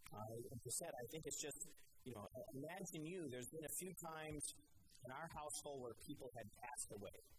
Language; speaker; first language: English; native; English